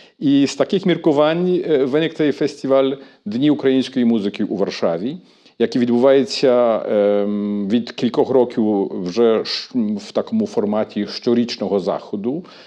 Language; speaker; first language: Ukrainian; early bilingual, heritage; Ukrainian